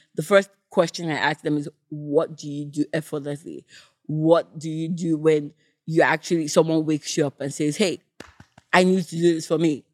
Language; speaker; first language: English; non-native, local second language; Yoruba